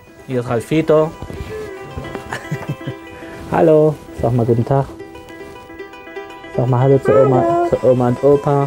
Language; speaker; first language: German; native; German